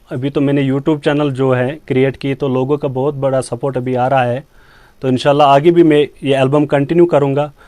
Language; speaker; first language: Hindi; non-native, local second language; Kashmiri